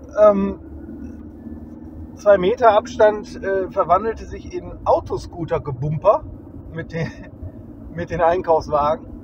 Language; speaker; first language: German; native; German